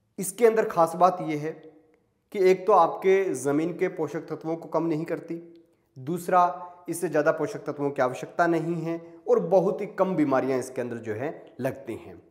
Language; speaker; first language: Hindi; native; Hindi